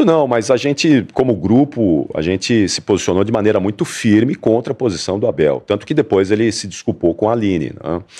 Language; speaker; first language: Portuguese; native; Portuguese